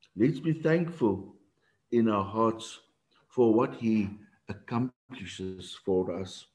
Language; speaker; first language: English; non-native, local second language; Afrikaans